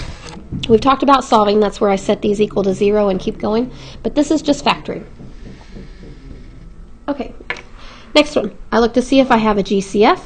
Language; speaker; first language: English; native; English